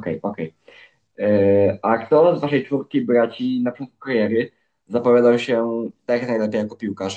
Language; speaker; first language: Polish; native; Polish